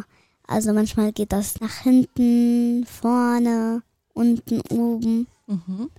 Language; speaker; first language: German; early bilingual, other home language; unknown